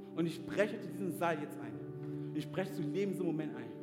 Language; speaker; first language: German; non-native, fluent; French